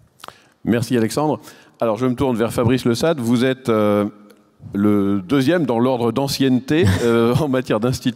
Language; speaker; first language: French; native; French